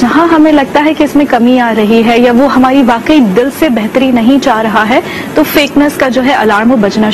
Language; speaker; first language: Urdu; native; Urdu